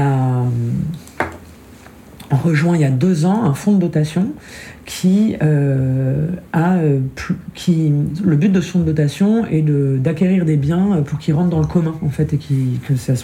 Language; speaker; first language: French; native; French